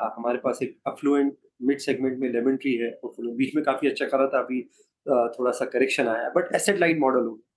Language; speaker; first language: Hindi; native; Hindi